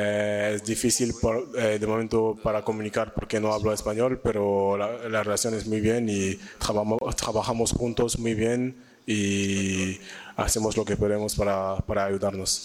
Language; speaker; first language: Spanish; non-native, learner; French